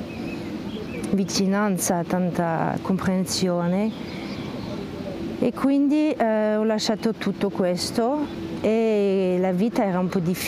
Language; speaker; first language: Italian; non-native, fluent; French